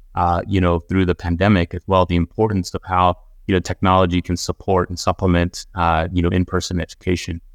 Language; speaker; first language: English; native; English